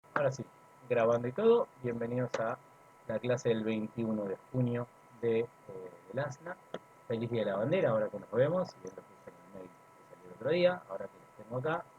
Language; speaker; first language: Spanish; native; Spanish